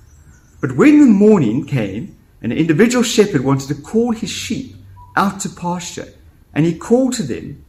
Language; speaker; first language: English; native; English